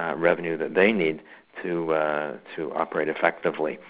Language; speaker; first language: English; native; English